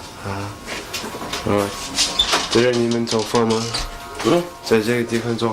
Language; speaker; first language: Chinese; non-native, learner; Mongolian